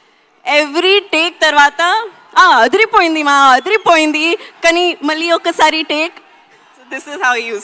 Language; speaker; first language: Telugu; non-native, learner; Hindi